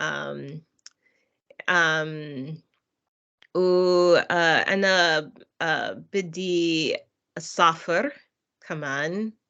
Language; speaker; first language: Arabic; non-native, learner; English